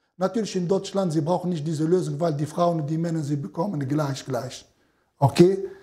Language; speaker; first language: German; non-native, learner; Arabic